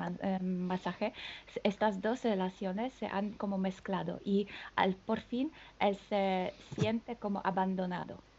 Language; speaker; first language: Spanish; non-native, fluent; French